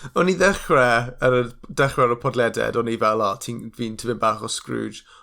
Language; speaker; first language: Welsh; non-native, local second language; English